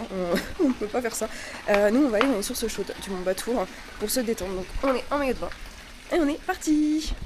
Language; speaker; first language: French; native; French